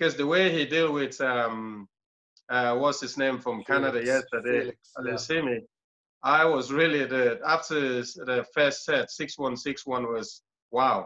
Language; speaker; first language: English; non-native, local second language; Krio